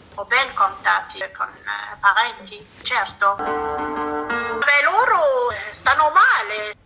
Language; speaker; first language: Italian; non-native, fluent; Arabic